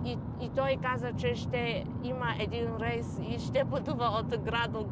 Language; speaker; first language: Bulgarian; non-native, learner; Chinese